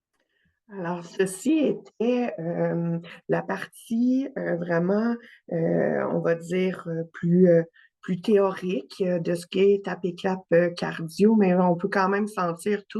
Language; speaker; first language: French; native; French